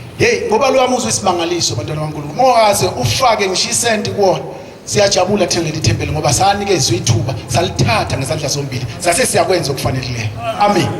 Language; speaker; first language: Zulu; native; Zulu